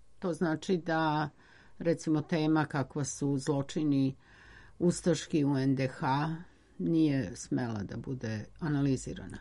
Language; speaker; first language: Serbian; native; Serbian